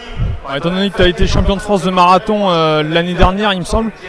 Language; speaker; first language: French; native; French